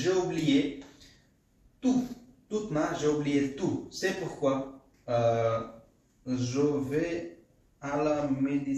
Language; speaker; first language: French; non-native, fluent; Bangla